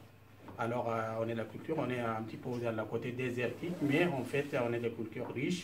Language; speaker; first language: French; non-native, fluent; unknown